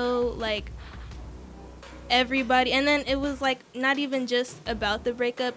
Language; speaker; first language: English; native; English